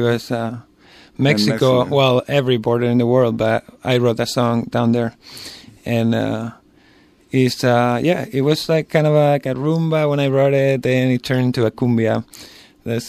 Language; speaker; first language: English; non-native, fluent; Spanish